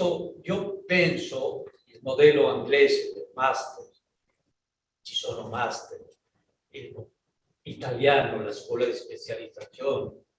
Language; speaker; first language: Italian; non-native, learner; Spanish